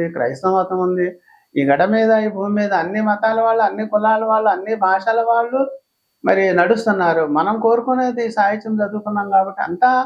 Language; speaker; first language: Telugu; native; Telugu